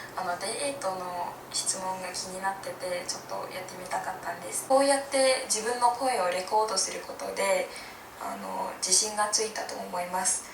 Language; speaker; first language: Japanese; non-native, learner; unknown